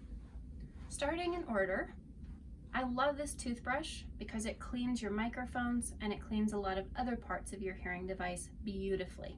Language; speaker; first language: English; native; English